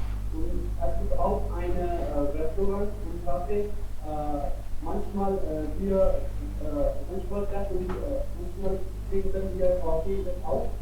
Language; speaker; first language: German; non-native, learner; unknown